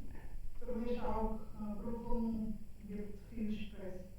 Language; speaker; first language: German; non-native, learner; Hindi